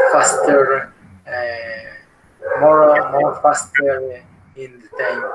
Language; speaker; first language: English; non-native, learner; Spanish